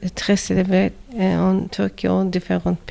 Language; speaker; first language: French; non-native, learner; Turkish